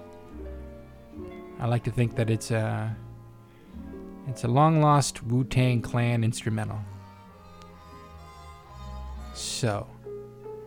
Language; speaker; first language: English; native; English